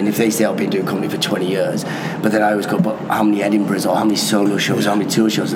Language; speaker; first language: English; non-native, local second language; Persian